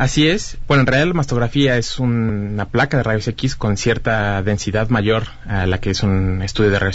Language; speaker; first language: Spanish; native; Spanish